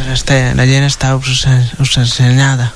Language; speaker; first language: Catalan; non-native, local second language; Spanish